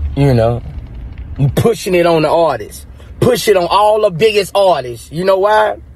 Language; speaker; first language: English; native; English